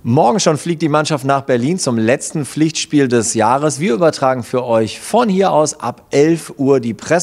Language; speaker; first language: German; native; German